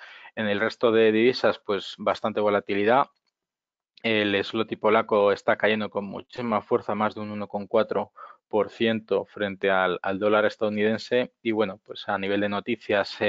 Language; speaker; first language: Spanish; native; Spanish